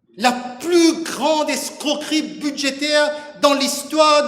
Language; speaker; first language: French; non-native, local second language; Morisyen